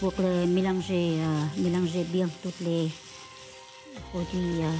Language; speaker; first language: French; non-native, learner; Vietnamese